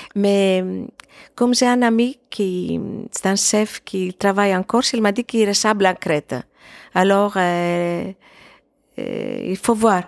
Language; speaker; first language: French; non-native, fluent; Greek